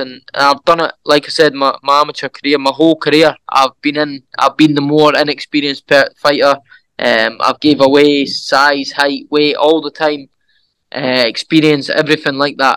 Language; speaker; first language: English; native; English